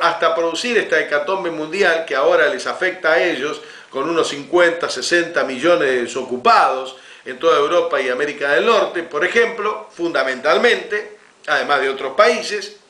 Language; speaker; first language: Spanish; native; Spanish